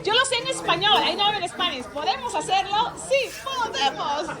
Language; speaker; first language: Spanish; non-native, fluent; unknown